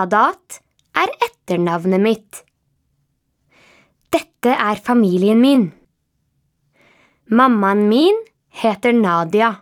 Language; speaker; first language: Norwegian; non-native, learner; Arabic